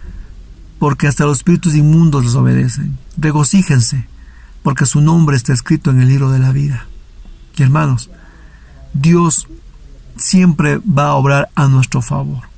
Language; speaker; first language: Spanish; native; Spanish